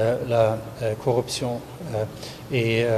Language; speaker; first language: French; non-native, fluent; German